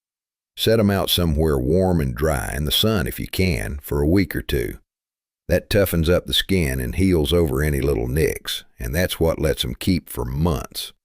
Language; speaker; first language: English; native; English